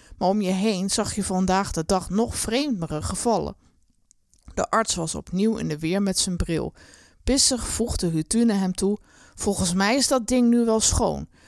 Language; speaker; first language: Dutch; native; Dutch